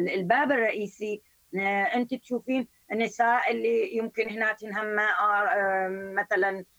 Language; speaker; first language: Arabic; non-native, fluent; Persian